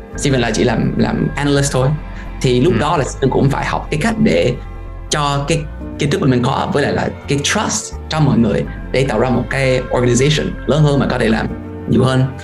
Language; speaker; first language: Vietnamese; non-native, fluent; English